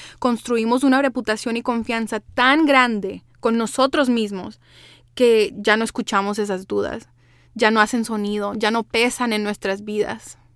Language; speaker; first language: Spanish; early bilingual, heritage; Spanish